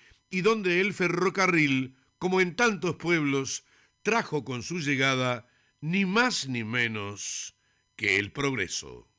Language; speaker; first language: Spanish; native; Spanish